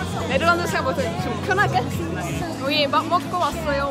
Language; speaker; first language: Korean; non-native, fluent; Dutch